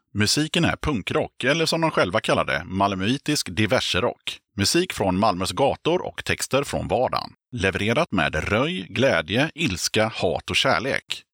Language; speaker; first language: Swedish; native; Swedish